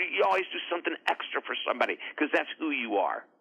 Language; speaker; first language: English; native; English